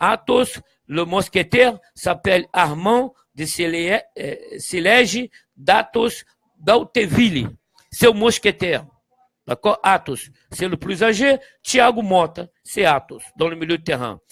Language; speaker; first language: French; non-native, fluent; Portuguese